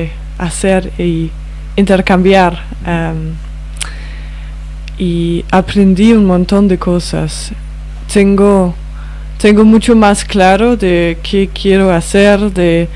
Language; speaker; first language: Spanish; non-native, fluent; Danish